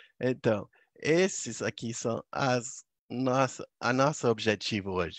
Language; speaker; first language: Portuguese; non-native, fluent; English